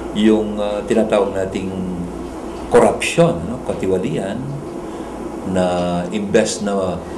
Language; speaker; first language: Filipino; non-native, local second language; Pampanga